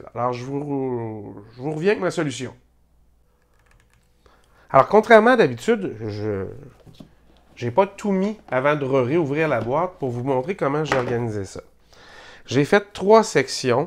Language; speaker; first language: French; native; French